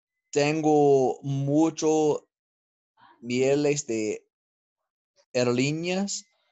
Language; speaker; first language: Spanish; non-native, learner; English